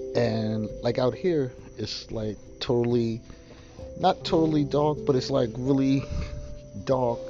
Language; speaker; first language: English; native; English